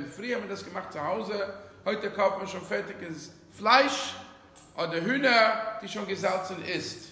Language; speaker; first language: German; non-native, fluent; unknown